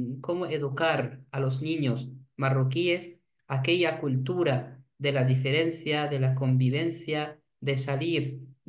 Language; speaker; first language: Spanish; non-native, fluent; Arabic